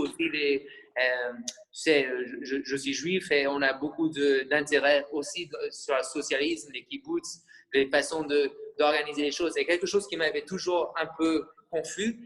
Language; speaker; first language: French; non-native, fluent; English